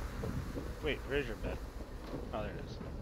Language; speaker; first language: English; native; English